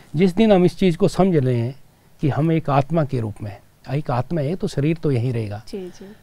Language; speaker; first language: Hindi; native; Hindi